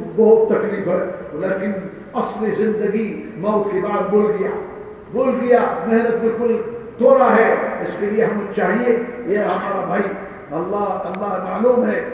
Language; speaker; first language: Urdu; non-native, learner; Arabic